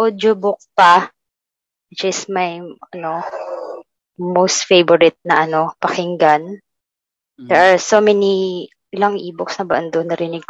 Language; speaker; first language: English; non-native, local second language; Cebuano